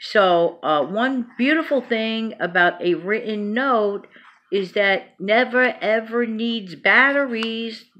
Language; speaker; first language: English; native; English